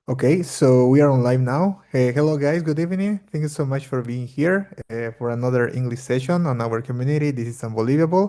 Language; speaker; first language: English; non-native, fluent; Portuguese